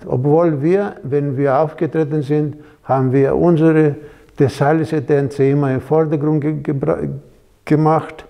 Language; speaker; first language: German; non-native, fluent; Greek